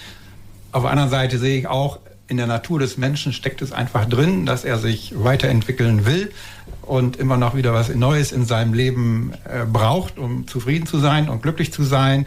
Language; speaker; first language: German; native; German